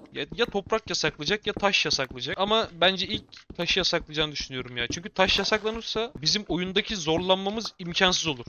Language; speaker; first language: Turkish; native; Turkish